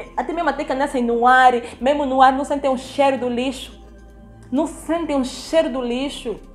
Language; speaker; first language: Portuguese; native; Portuguese